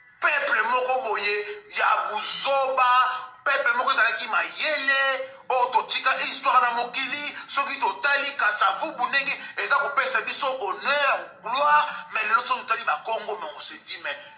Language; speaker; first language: Lingala; non-native, local second language; Kongo